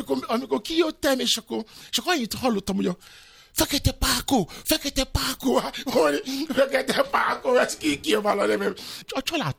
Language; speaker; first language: Hungarian; non-native, fluent; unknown